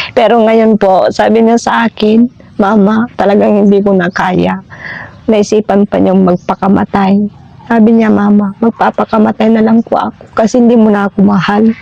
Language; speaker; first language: Filipino; non-native, local second language; Iloko